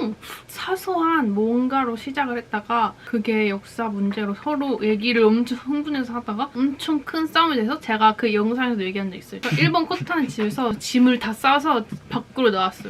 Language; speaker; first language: Korean; native; Korean